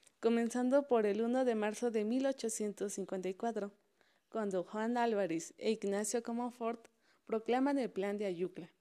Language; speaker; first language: Spanish; native; Spanish